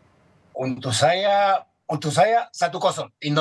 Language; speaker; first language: Indonesian; non-native, fluent; Spanish